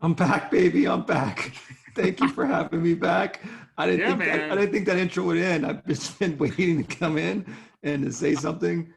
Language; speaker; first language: English; native; English